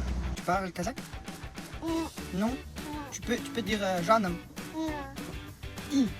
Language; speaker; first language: French; non-native, learner; Kazakh